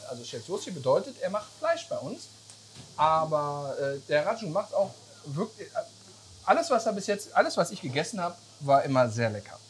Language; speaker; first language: German; native; German